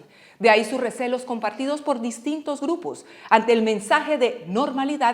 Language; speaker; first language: Spanish; native; Spanish